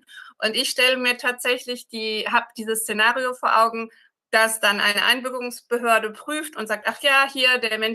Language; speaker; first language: German; native; German